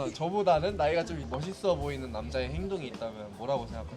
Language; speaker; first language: Korean; native; Korean